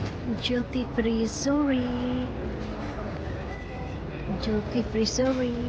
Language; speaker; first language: English; non-native, local second language; Filipino